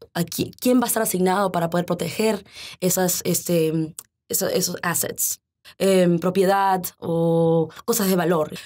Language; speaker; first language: Spanish; early bilingual, heritage; Spanish